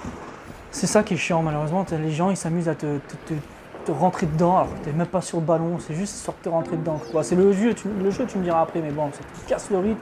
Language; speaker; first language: French; native; French